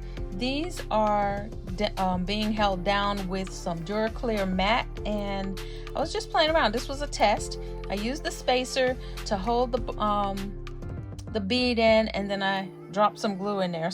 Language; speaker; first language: English; native; English